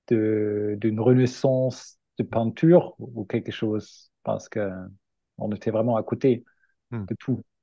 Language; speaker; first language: French; non-native, fluent; German